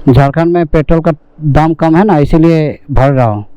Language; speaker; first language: Hindi; non-native, local second language; Bangla